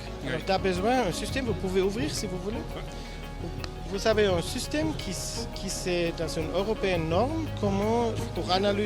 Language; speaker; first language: French; non-native, learner; German